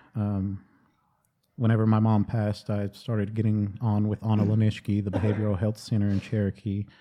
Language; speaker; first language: English; native; English